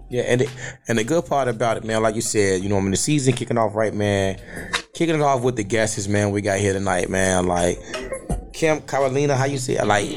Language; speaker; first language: English; native; English